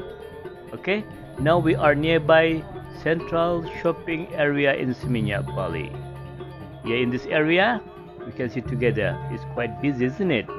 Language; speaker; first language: English; non-native, fluent; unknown